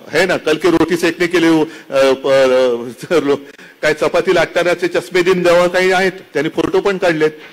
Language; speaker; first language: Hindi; non-native, local second language; Marathi